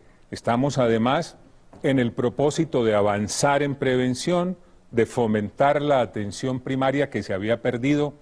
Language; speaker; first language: Spanish; native; Spanish